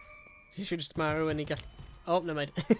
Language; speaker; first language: Welsh; native; Welsh